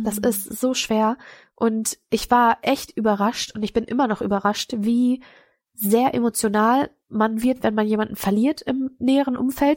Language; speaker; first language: German; native; German